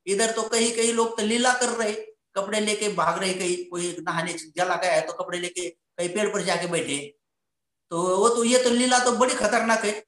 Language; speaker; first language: Hindi; non-native, local second language; Marathi